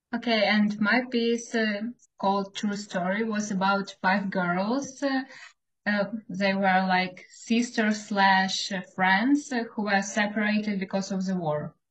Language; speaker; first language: English; non-native, fluent; Ukrainian